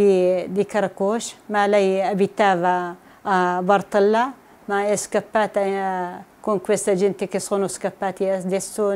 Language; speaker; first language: Italian; non-native, fluent; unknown